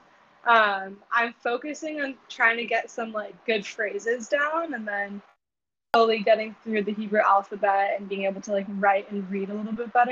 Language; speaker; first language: English; native; English